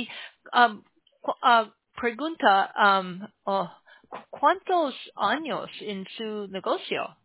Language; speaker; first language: Spanish; non-native, learner; English